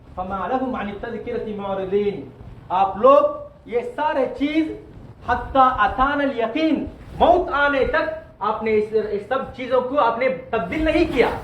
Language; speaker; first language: Urdu; non-native, learner; Tamil